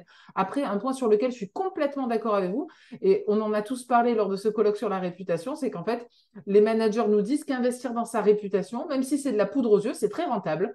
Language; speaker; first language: French; native; French